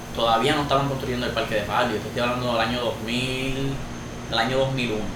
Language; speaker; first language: Spanish; native; Spanish